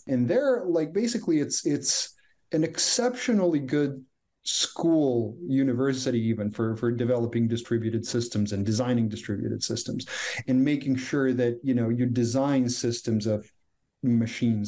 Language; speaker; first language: English; non-native, fluent; Croatian